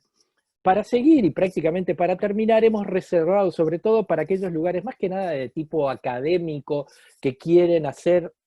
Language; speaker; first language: Spanish; native; Spanish